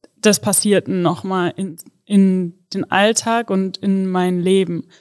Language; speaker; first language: German; native; German